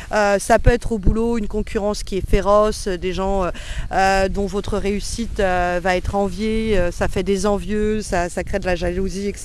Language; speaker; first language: French; native; French